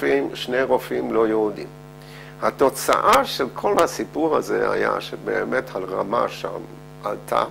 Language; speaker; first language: Hebrew; non-native, fluent; Dutch